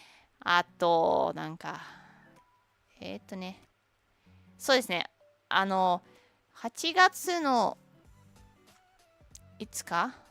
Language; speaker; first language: Japanese; non-native, learner; Russian